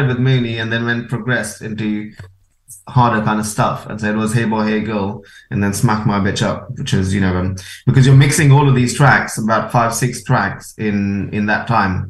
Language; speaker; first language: English; non-native, local second language; Konkani